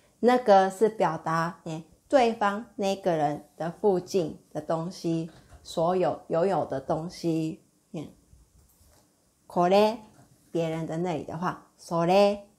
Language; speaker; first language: Chinese; non-native, fluent; Japanese